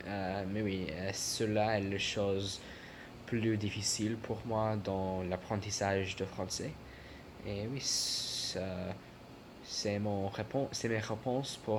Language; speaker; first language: French; non-native, learner; English